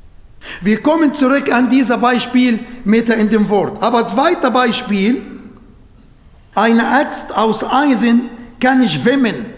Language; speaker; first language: German; non-native, fluent; Arabic